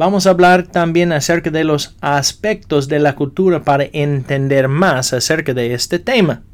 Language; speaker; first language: Spanish; non-native, fluent; English